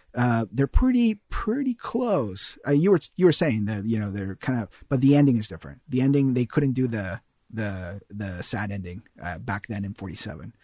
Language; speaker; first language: English; early bilingual, heritage; Spanish